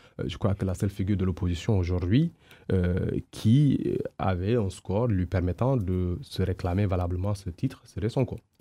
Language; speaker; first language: French; non-native, local second language; Wolof